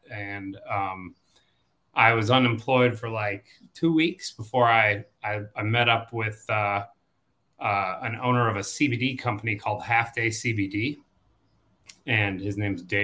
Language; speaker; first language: English; native; English